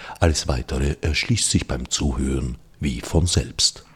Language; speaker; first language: German; native; German